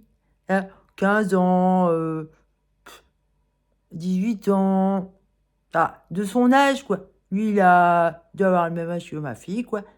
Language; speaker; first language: French; native; French